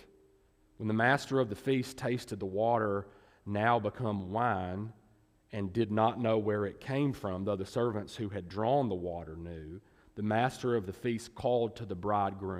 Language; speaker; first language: English; native; English